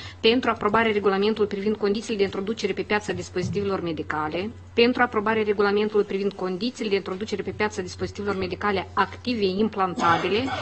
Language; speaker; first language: Romanian; native; Romanian